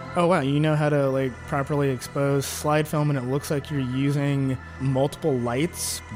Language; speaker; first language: English; native; English